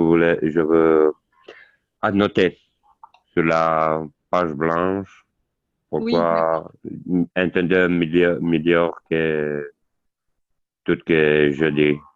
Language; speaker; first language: French; non-native, learner; Italian